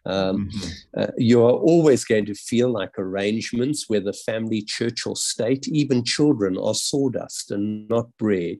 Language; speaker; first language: English; native; English